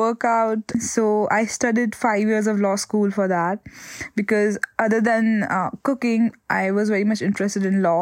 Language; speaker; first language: English; non-native, local second language; Hindi